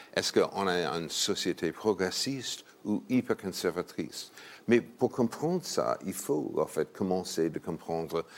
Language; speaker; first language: French; non-native, fluent; English